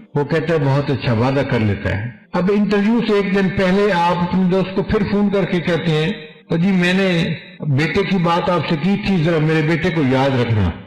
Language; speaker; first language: Urdu; non-native, local second language; Punjabi